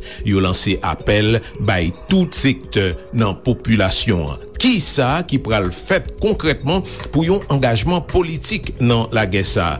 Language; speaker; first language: French; non-native, local second language; Haitian Creole